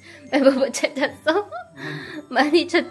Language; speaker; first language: Korean; non-native, learner; Filipino